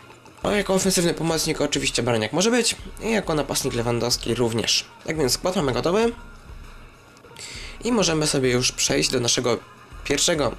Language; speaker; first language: Polish; native; Polish